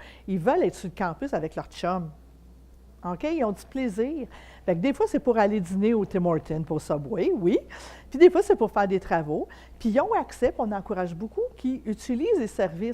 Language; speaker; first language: French; native; French